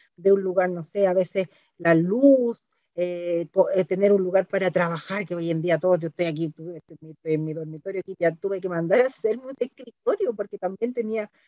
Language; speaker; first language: Spanish; native; Spanish